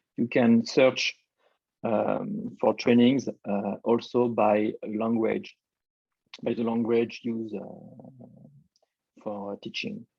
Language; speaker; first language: English; non-native, fluent; French